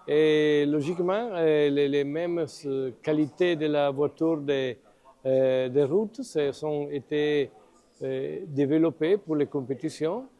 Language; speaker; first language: French; non-native, fluent; Italian